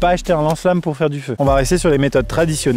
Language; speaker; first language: French; native; French